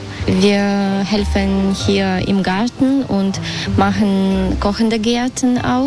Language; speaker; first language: German; non-native, fluent; Russian